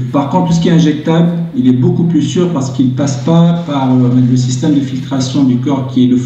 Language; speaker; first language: French; native; French